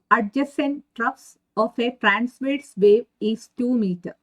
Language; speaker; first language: English; non-native, local second language; Malayalam